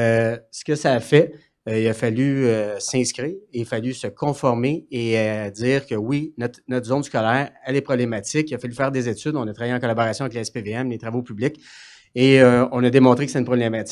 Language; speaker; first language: French; native; French